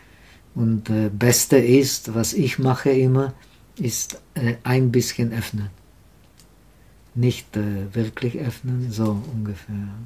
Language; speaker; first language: German; non-native, learner; Czech